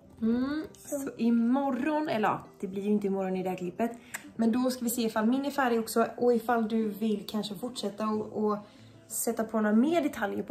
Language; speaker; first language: Swedish; native; Swedish